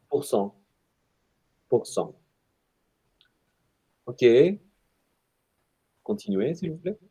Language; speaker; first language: French; non-native, fluent; Spanish